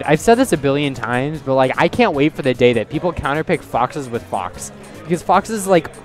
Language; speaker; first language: English; native; English